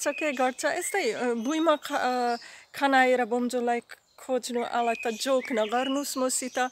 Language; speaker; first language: Nepali; non-native, fluent; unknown